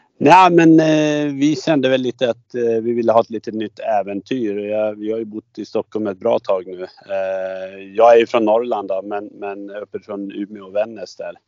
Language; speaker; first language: Swedish; native; Swedish